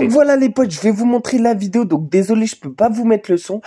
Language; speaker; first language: French; native; French